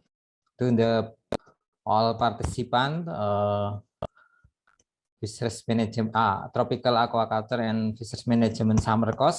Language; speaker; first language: English; non-native, fluent; Indonesian